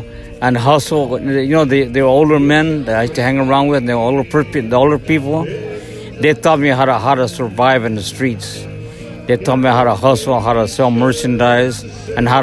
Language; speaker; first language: English; native; English